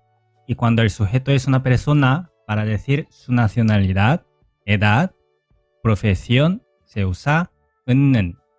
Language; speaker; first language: Spanish; non-native, fluent; Korean